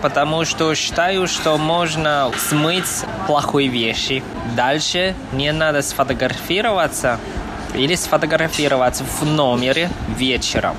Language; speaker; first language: Russian; non-native, fluent; Chinese